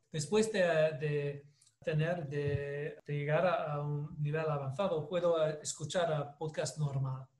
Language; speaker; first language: Spanish; non-native, learner; English